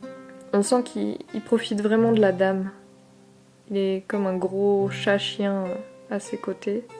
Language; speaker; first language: French; native; French